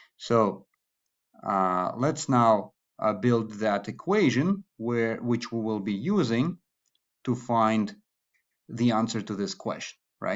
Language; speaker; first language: English; non-native, fluent; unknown